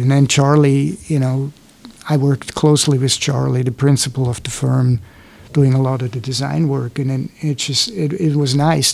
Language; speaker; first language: English; non-native, fluent; Swiss German